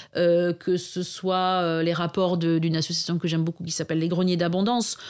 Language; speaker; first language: French; native; French